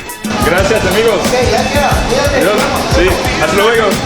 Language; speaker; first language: Spanish; non-native, learner; English